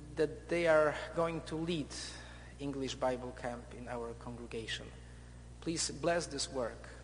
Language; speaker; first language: English; non-native, fluent; Polish